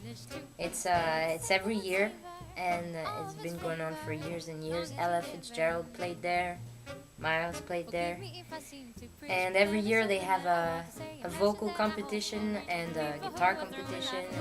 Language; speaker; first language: English; non-native, fluent; French